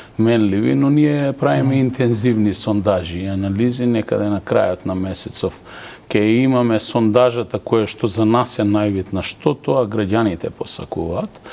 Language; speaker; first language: Macedonian; native; Macedonian